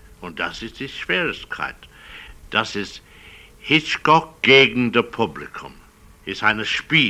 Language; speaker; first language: German; non-native, learner; English